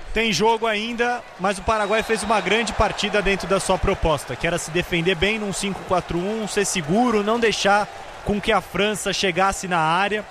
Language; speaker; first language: Portuguese; native; Portuguese